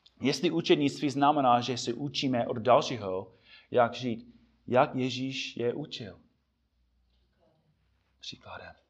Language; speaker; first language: Czech; non-native, fluent; English